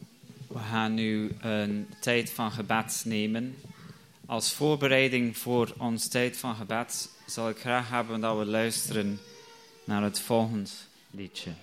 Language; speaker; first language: Dutch; non-native, fluent; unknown